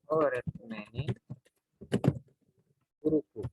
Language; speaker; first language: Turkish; non-native, fluent; Indonesian